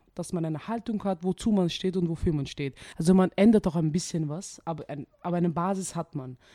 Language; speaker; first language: German; early bilingual, other home language; Turkish